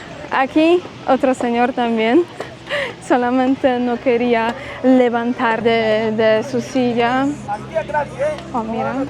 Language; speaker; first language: Spanish; non-native, fluent; Polish